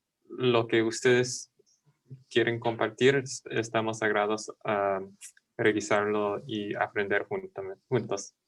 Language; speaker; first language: Spanish; non-native, fluent; English